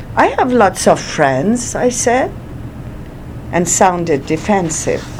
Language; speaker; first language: English; non-native, fluent; Persian